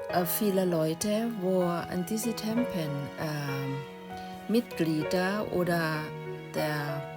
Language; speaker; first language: German; non-native, learner; Thai